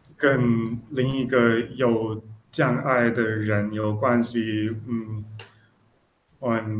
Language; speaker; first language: Chinese; non-native, learner; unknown